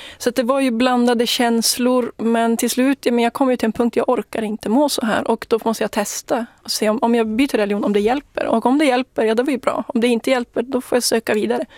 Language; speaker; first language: Swedish; native; Swedish